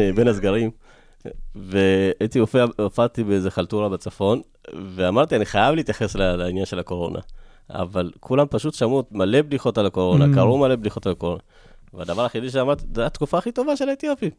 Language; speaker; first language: Hebrew; early bilingual, other home language; Amharic